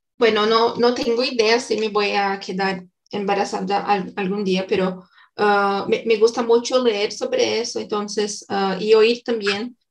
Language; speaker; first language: Spanish; non-native, learner; Portuguese